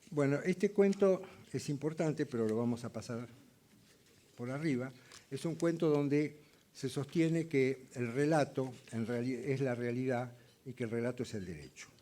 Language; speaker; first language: Spanish; native; Spanish